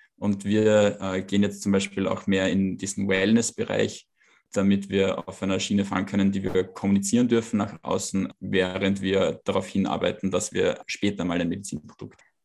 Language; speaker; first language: German; native; German